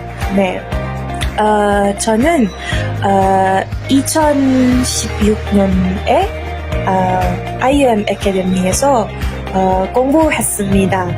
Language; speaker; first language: Korean; non-native, learner; Malay